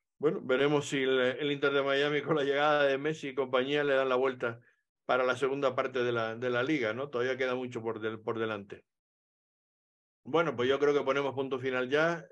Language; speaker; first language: Spanish; native; Spanish